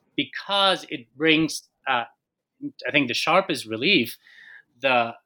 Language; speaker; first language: English; non-native, fluent; Spanish